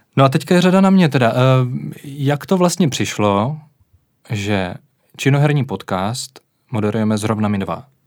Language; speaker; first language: Czech; native; Czech